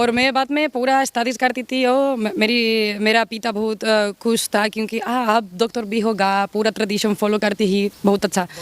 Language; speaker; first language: Hindi; non-native, learner; Spanish